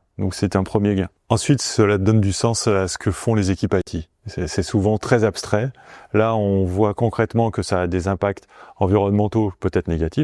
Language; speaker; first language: French; native; French